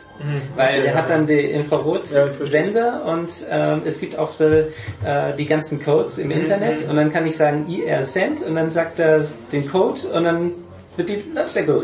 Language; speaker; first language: German; native; German